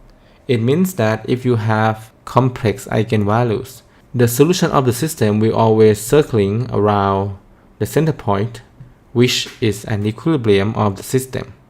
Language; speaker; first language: English; non-native, fluent; Thai